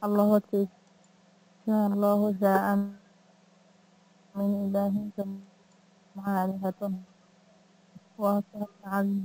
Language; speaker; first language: Arabic; non-native, learner; Bangla